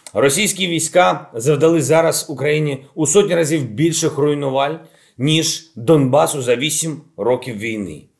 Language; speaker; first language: Ukrainian; non-native, local second language; Russian